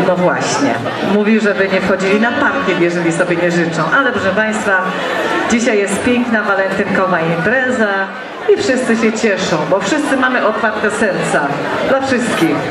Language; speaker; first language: Polish; native; Polish